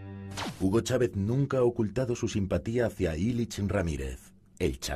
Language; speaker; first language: Spanish; native; Spanish